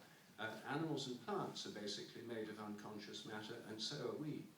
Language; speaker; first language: English; native; English